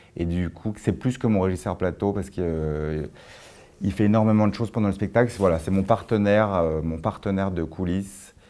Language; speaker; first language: French; native; French